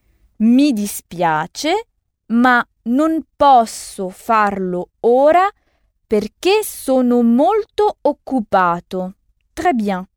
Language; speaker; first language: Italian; non-native, fluent; French